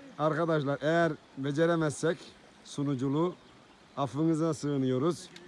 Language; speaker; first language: Turkish; native; Turkish